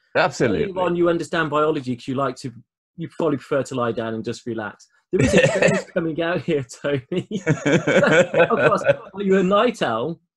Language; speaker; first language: English; native; English